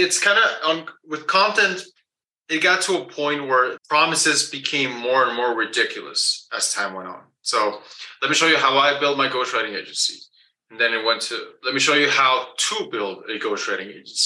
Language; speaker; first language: English; non-native, fluent; Spanish